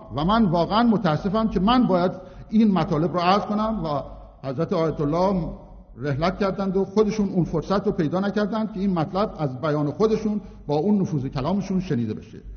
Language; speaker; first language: Persian; non-native, local second language; Azerbaijani